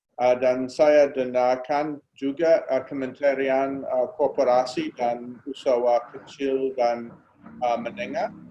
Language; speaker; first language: Indonesian; non-native, fluent; English